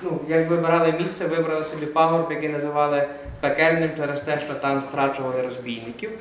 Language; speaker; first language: Ukrainian; native; Ukrainian